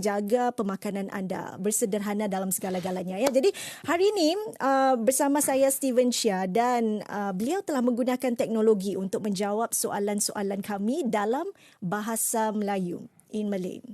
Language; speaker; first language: Malay; native; Malay